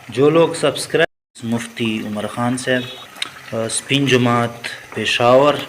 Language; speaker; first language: Urdu; non-native, local second language; Pashto